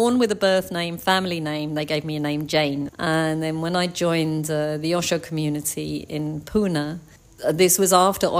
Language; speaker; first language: English; native; English